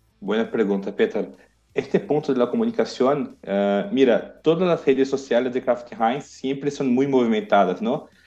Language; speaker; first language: Spanish; non-native, learner; Portuguese